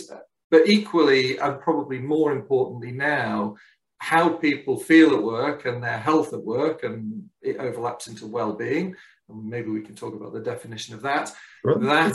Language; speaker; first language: English; native; English